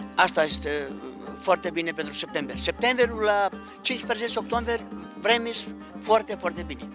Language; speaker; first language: Romanian; non-native, learner; Greek